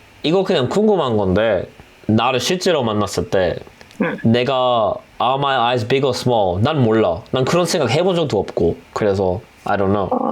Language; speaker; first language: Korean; non-native, fluent; English